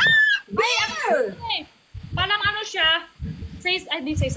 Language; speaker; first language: Filipino; non-native, learner; Chinese